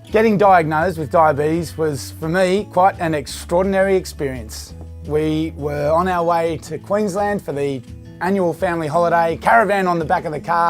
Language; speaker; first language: English; native; English